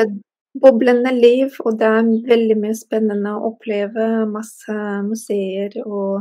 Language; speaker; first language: Norwegian; non-native, fluent; Russian